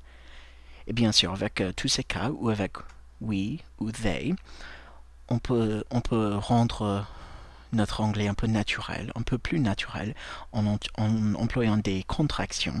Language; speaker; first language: French; non-native, fluent; English